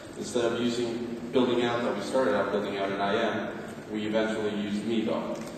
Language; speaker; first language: English; non-native, fluent; Spanish